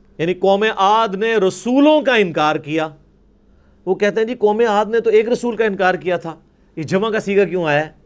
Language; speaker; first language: Urdu; non-native, local second language; Punjabi